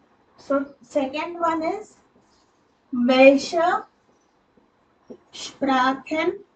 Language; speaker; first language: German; non-native, fluent; Hindi